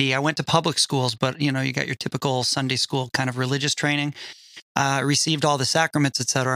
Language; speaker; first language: English; native; English